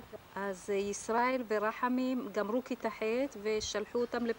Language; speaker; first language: Hebrew; native; Hebrew